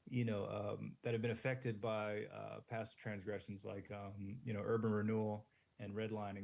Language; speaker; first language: English; native; English